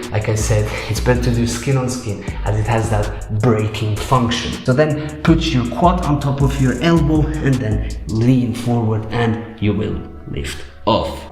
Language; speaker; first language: English; non-native, fluent; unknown